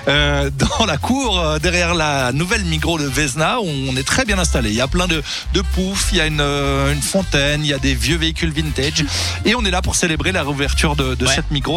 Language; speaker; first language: French; native; French